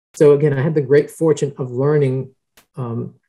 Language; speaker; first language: English; early bilingual, other home language; Spanish